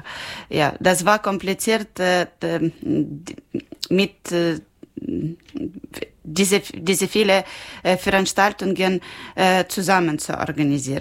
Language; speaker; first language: German; non-native, learner; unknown